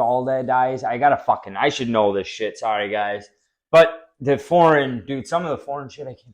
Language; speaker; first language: English; native; English